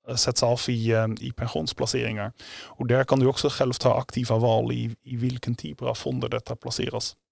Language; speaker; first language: Swedish; non-native, fluent; Dutch